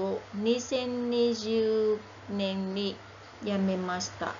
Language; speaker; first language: Japanese; non-native, learner; Vietnamese